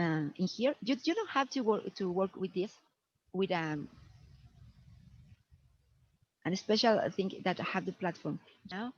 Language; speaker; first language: English; non-native, fluent; Spanish